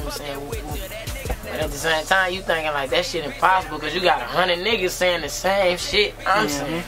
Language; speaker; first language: English; native; English